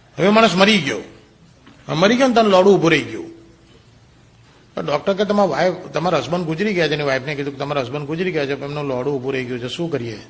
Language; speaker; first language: Gujarati; native; Gujarati